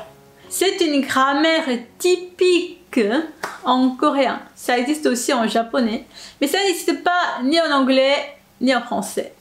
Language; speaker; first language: French; non-native, fluent; Korean